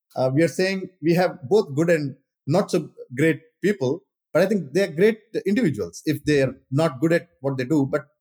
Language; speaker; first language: English; non-native, local second language; Kannada